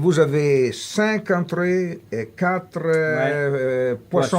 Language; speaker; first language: French; non-native, fluent; Italian